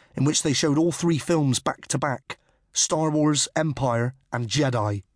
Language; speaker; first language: English; native; English